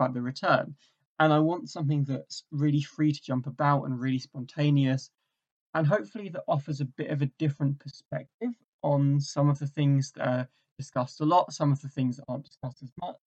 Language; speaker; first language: English; native; English